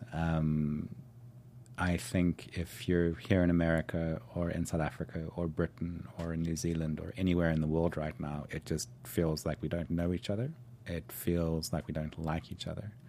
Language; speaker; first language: English; native; English